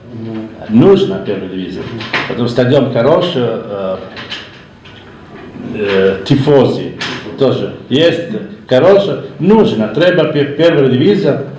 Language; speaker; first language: Russian; non-native, learner; Italian